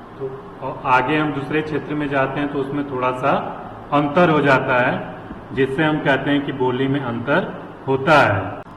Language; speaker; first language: Hindi; native; Hindi